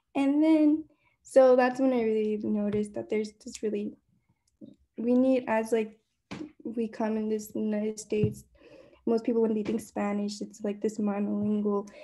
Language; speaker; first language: English; native; English